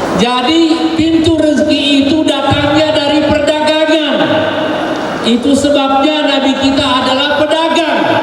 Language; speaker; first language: Indonesian; non-native, local second language; Buginese